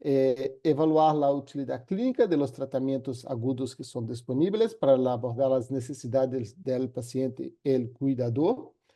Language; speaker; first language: Spanish; non-native, fluent; Portuguese